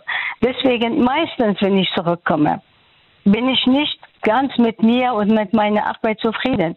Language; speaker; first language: German; non-native, fluent; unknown